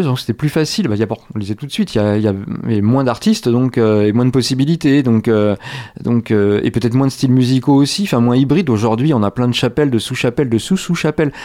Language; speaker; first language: French; native; French